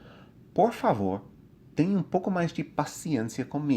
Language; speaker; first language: Portuguese; non-native, fluent; English